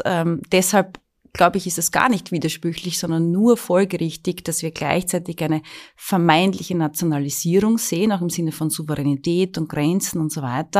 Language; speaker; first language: German; native; German